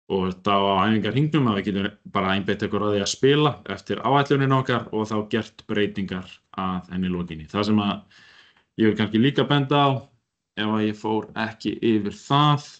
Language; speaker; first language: Icelandic; native; Icelandic